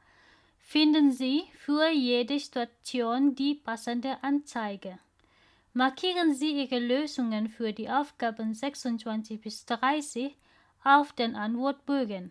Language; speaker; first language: German; non-native, learner; Indonesian